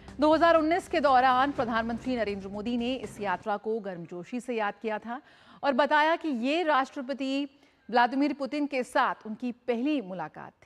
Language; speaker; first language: Hindi; native; Hindi